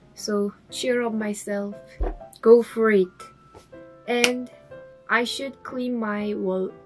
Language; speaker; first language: English; non-native, learner; Korean